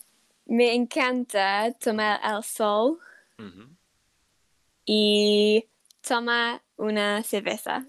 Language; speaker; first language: Spanish; non-native, learner; English